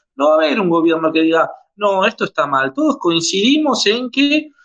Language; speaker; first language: Spanish; native; Spanish